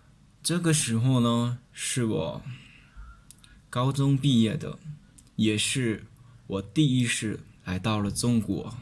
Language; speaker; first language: Chinese; non-native, learner; Lao